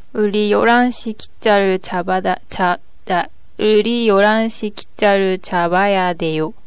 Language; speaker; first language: Korean; non-native, learner; Japanese